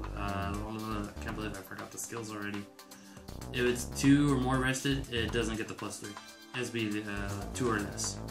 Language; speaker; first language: English; native; English